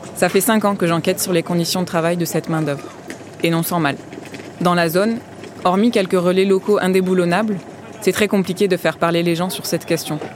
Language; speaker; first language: French; native; French